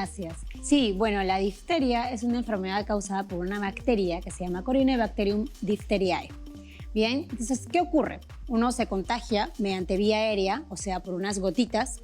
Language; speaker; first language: Spanish; native; Spanish